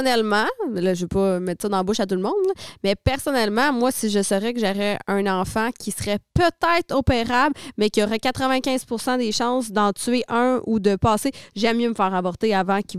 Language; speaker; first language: French; native; French